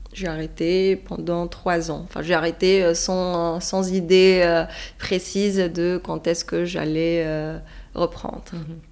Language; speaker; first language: French; non-native, local second language; Arabic